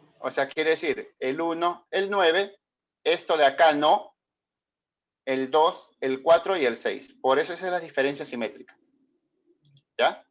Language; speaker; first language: Spanish; native; Spanish